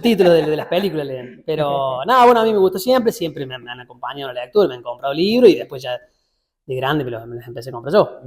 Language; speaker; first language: Spanish; native; Spanish